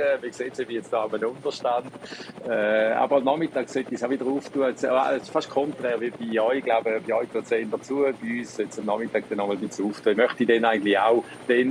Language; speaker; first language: German; native; German